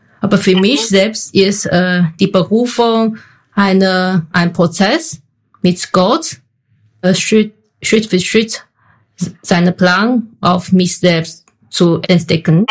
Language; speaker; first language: German; non-native, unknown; Chinese